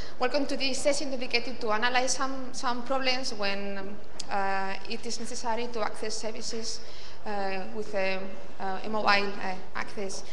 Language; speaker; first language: English; non-native, fluent; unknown